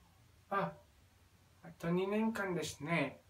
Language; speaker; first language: Japanese; non-native, fluent; Indonesian